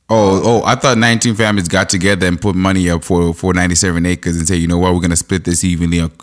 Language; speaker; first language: English; non-native, local second language; Shona